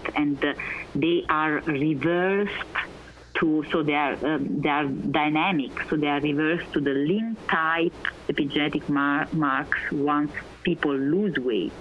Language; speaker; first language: English; non-native, fluent; Italian